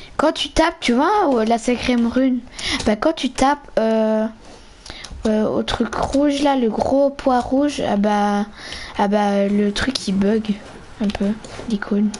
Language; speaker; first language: French; native; French